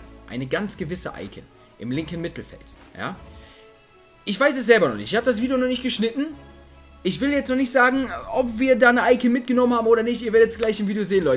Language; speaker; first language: German; native; German